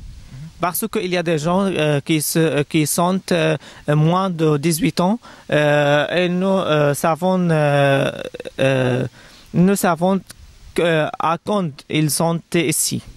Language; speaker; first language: French; non-native, learner; Arabic